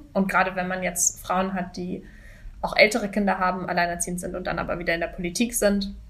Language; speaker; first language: German; native; German